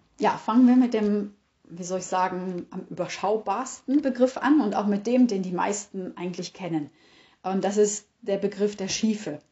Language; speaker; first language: German; native; German